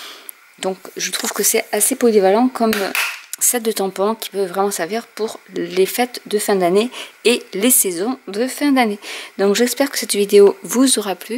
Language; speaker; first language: French; native; French